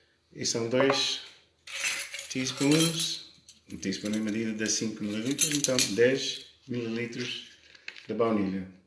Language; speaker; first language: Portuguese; early bilingual, heritage; Portuguese